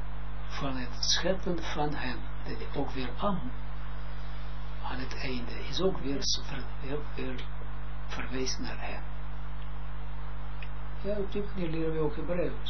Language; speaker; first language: Dutch; non-native, fluent; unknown